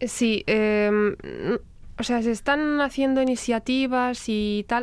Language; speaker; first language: Spanish; non-native, fluent; Riffian